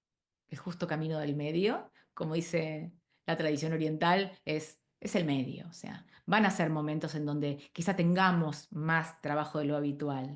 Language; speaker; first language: Spanish; native; Spanish